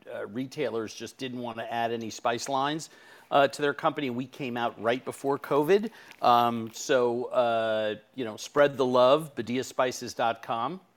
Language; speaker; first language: English; native; English